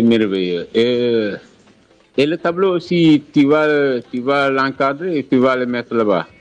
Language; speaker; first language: French; non-native, local second language; Wolof